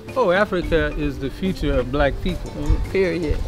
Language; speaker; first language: English; native; English